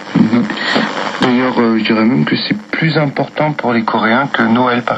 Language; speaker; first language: French; native; French